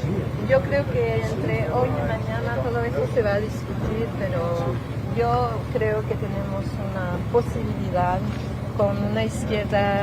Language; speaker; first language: Spanish; non-native, fluent; French